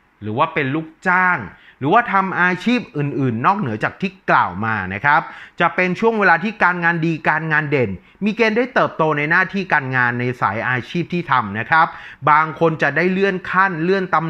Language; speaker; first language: Thai; native; Thai